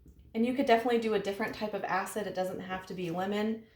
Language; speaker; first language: English; native; English